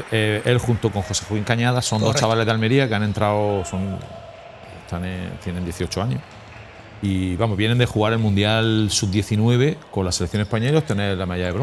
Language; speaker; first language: Spanish; native; Spanish